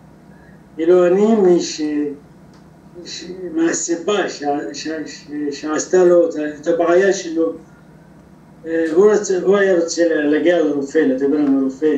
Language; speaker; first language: Hebrew; non-native, local second language; Arabic